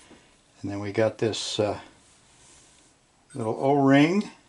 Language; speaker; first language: English; native; English